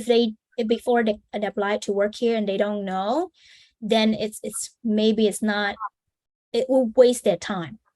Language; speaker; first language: English; non-native, fluent; Vietnamese